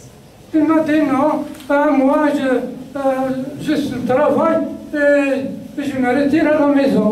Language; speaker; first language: French; non-native, local second language; Kabyle